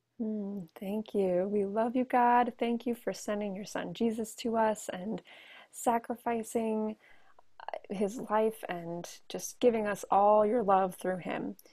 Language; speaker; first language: English; native; English